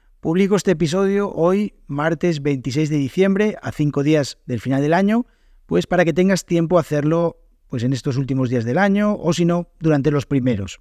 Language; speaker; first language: Spanish; native; Spanish